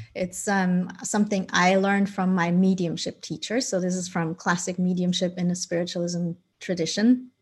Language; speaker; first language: English; non-native, fluent; German